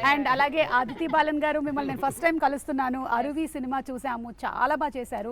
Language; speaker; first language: Telugu; native; Telugu